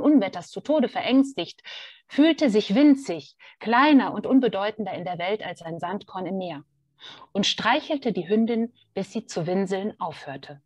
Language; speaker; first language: German; native; German